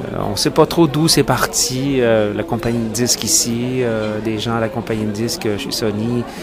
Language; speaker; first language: French; native; French